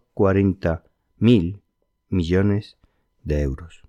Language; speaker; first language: Spanish; native; Spanish